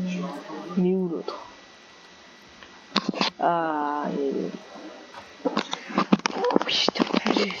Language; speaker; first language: French; native; French